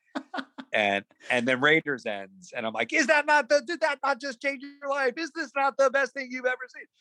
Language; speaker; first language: English; native; English